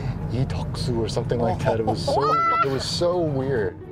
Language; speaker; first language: English; early bilingual, other home language; Korean